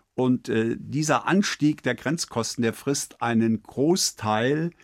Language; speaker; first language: German; native; German